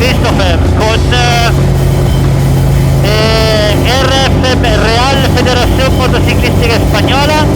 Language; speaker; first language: Spanish; non-native, learner; Italian